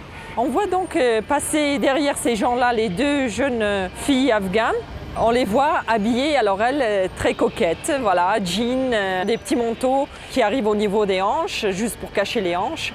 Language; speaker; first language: French; native; French